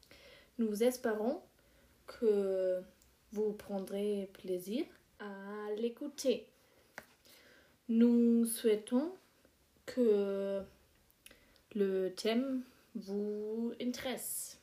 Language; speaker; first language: French; non-native, learner; German